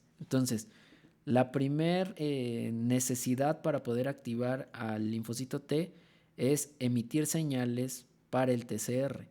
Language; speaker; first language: Spanish; native; Spanish